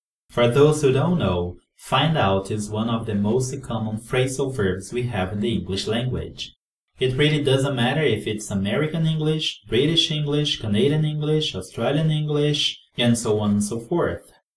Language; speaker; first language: English; non-native, fluent; Portuguese